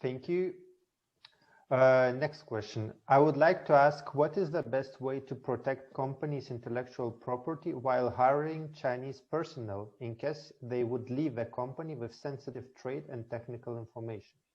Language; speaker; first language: English; non-native, fluent; Lithuanian